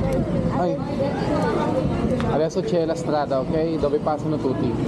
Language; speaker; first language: Italian; non-native, fluent; Filipino